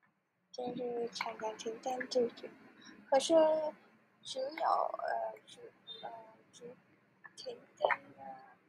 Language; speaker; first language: Chinese; non-native, learner; Vietnamese